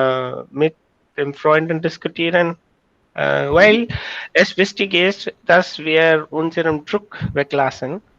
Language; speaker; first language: German; non-native, learner; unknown